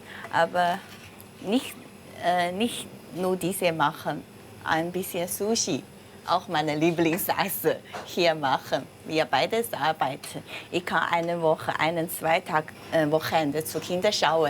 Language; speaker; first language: German; non-native, learner; Chinese